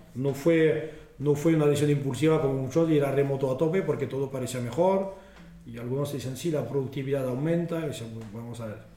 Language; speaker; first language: Spanish; non-native, fluent; French